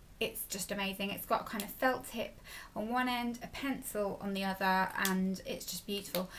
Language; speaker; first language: English; native; English